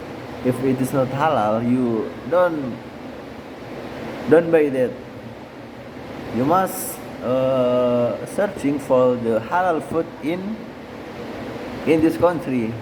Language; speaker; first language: English; non-native, learner; Indonesian